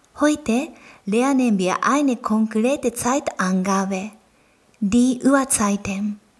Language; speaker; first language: German; non-native, fluent; Japanese